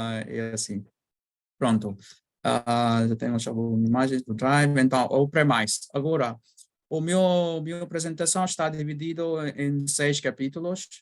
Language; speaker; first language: Portuguese; non-native, learner; Bangla